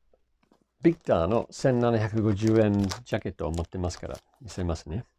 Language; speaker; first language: Japanese; non-native, fluent; English